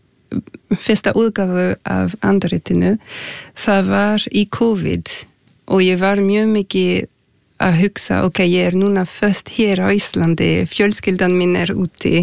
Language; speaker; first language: Icelandic; non-native, fluent; French